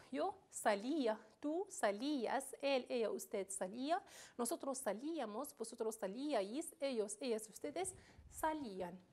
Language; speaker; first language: Spanish; non-native, fluent; Arabic